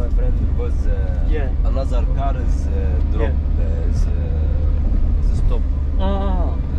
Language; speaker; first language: English; non-native, learner; Arabic